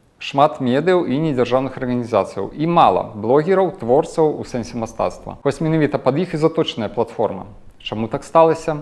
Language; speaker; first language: Belarusian; non-native, local second language; Russian